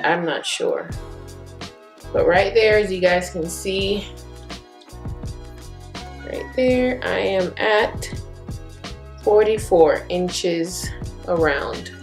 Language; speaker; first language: English; native; English